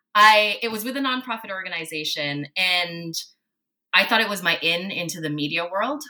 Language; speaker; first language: English; native; English